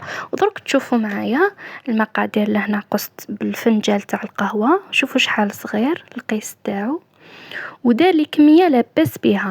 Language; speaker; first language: Arabic; native; Arabic